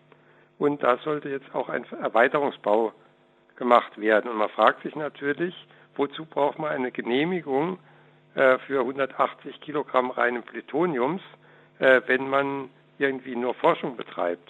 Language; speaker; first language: German; native; German